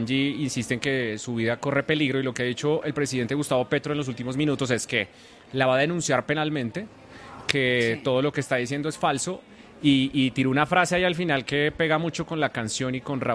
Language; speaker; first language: Spanish; native; Spanish